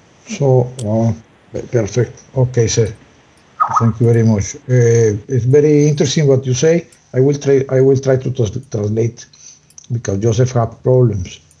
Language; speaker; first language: English; non-native, learner; Spanish